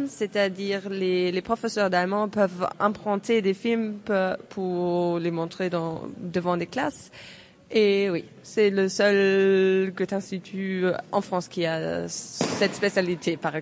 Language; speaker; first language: French; non-native, fluent; German